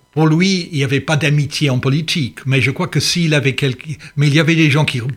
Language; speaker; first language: French; non-native, fluent; English